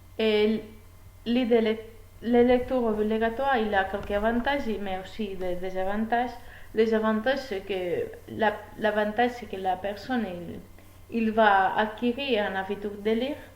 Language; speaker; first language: French; non-native, learner; Spanish